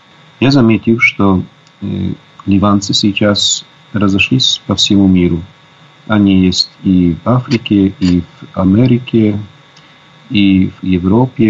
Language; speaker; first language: Russian; non-native, fluent; Polish